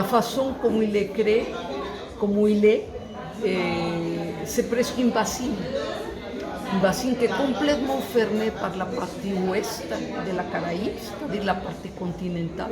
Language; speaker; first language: French; non-native, fluent; Spanish